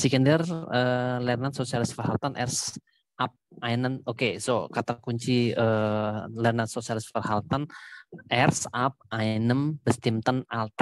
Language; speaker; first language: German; non-native, fluent; Indonesian